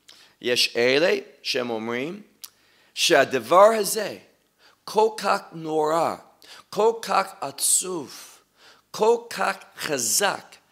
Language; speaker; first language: Hebrew; non-native, fluent; English